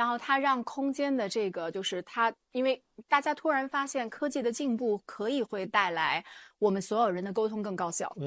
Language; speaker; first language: Chinese; native; Chinese